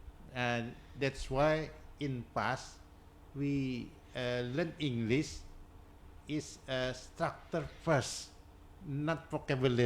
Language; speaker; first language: English; non-native, learner; Indonesian